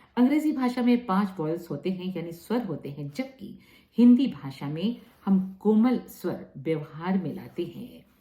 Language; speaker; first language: Hindi; native; Hindi